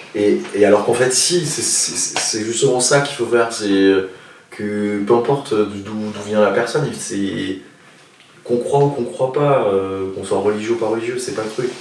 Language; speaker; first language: French; non-native, local second language; Swiss German